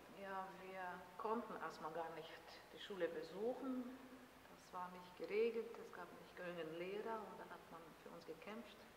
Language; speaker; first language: German; non-native, fluent; Bosnian